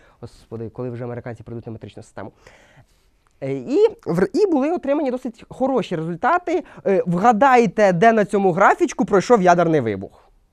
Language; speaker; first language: Ukrainian; non-native, local second language; Russian